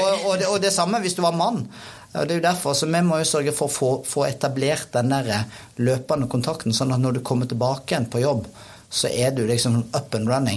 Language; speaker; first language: Norwegian; native; Norwegian